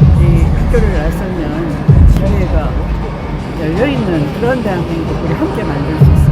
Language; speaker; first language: Korean; native; Korean